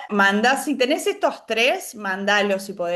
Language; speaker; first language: Spanish; native; Spanish